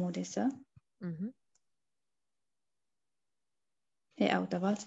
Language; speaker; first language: Finnish; non-native, learner; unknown